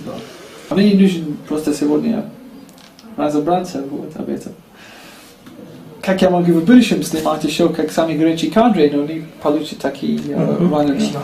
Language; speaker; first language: Russian; non-native, learner; English